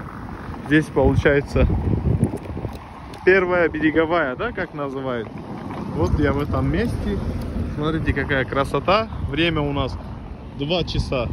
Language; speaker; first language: Russian; non-native, local second language; Turkish